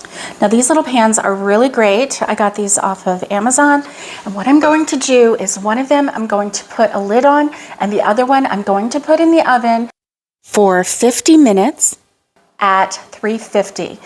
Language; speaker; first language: English; native; English